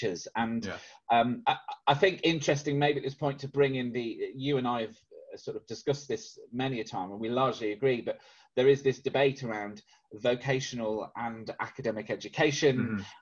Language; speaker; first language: English; native; English